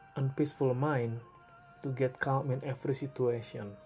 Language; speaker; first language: English; non-native, learner; Indonesian